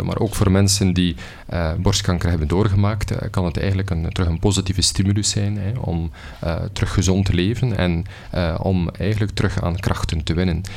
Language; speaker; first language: Dutch; native; Dutch